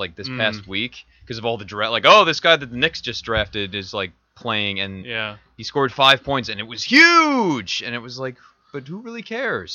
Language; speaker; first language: English; native; English